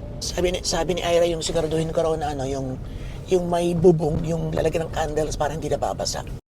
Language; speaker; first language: Filipino; native; Filipino